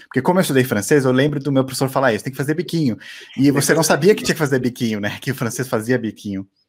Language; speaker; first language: Portuguese; native; Portuguese